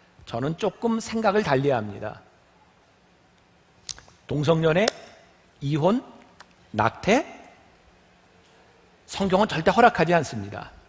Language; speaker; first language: Korean; native; Korean